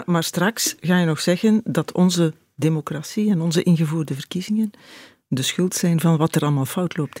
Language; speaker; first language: Dutch; native; Dutch